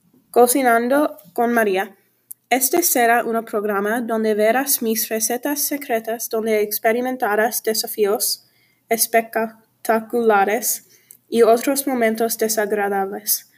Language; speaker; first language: Spanish; non-native, learner; English